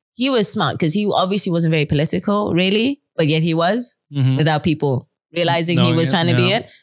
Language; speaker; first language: English; native; English